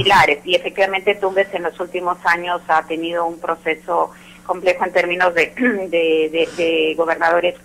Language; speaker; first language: Spanish; native; Spanish